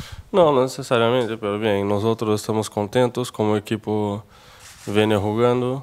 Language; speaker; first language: Spanish; non-native, fluent; Portuguese